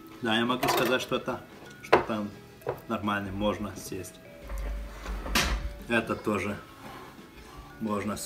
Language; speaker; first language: Russian; non-native, fluent; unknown